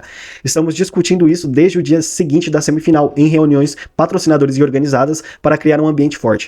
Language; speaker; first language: Portuguese; native; Portuguese